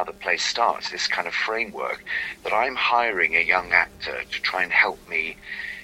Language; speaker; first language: English; native; English